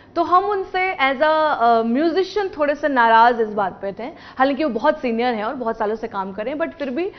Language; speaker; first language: Hindi; native; Hindi